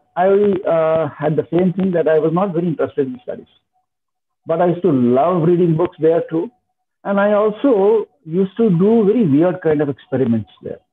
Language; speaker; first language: English; non-native, local second language; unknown